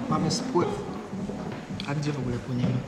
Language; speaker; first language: Polish; native; Polish